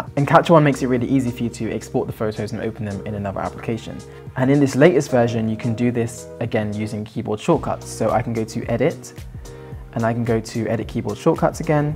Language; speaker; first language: English; native; English